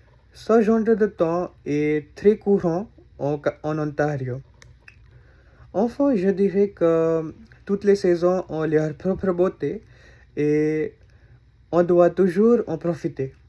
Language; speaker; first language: French; non-native, learner; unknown